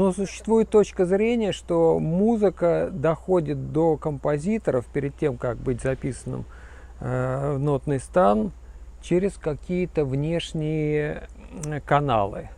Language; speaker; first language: Russian; native; Russian